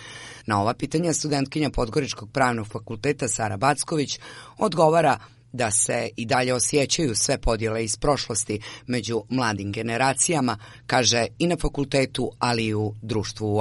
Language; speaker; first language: Croatian; native; Croatian